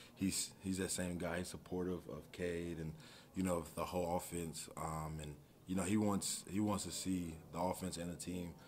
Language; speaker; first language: English; native; English